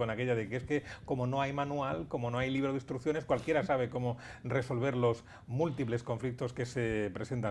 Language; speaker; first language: Spanish; native; Spanish